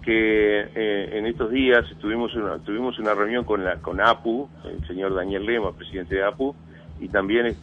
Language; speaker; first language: Spanish; native; Spanish